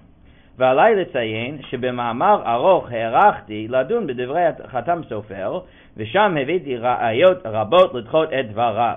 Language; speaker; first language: Hebrew; non-native, fluent; English